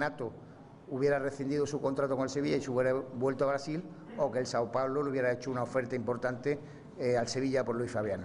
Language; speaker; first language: Spanish; native; Spanish